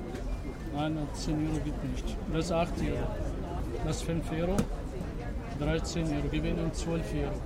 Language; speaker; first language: German; non-native, learner; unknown